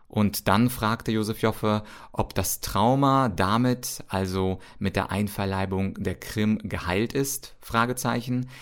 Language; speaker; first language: German; early bilingual, other home language; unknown